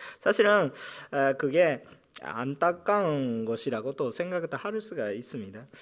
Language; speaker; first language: Korean; non-native, fluent; Japanese